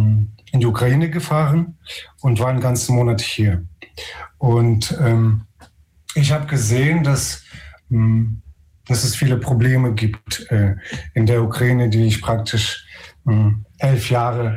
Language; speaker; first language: German; non-native, fluent; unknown